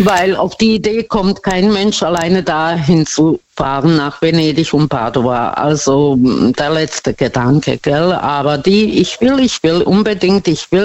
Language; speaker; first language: German; non-native, fluent; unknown